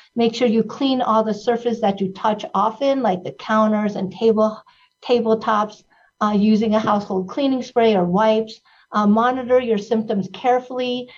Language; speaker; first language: English; early bilingual, other home language; Spanish